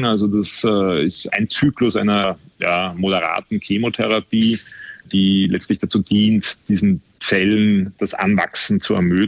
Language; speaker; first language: German; native; German